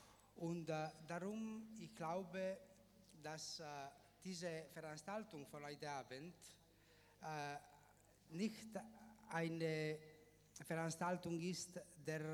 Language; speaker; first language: German; non-native, fluent; Italian